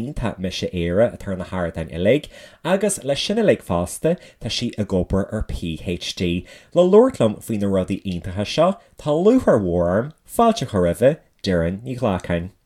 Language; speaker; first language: Irish; native; Irish